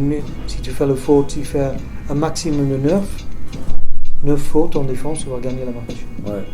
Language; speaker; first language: French; non-native, fluent; English